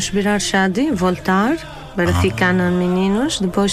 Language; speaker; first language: Portuguese; non-native, learner; Arabic